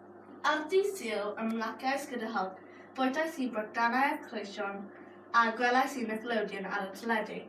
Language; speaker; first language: Welsh; non-native, local second language; English